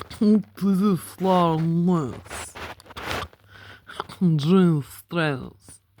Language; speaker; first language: English; non-native, learner; Russian